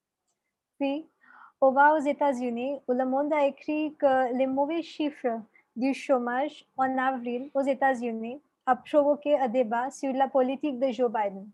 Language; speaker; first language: French; non-native, fluent; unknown